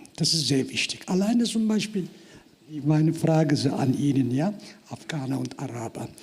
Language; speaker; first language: German; non-native, fluent; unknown